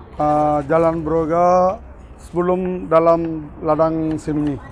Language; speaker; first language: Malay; non-native, local second language; Tamil